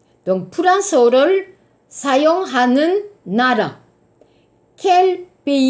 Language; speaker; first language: Korean; non-native, fluent; French